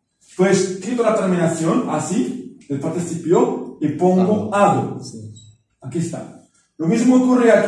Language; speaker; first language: Spanish; non-native, fluent; Arabic